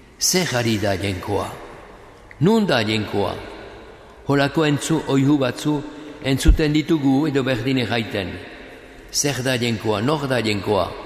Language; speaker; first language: Basque; native; Basque